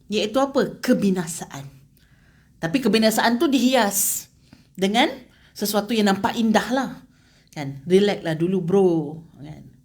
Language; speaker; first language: Malay; native; Malay